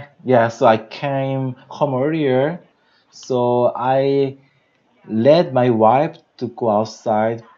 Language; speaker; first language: English; non-native, learner; Korean